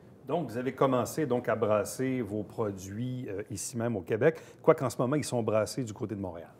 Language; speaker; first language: French; native; French